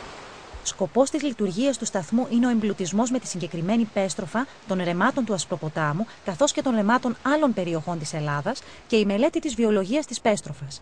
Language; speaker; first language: Greek; native; Greek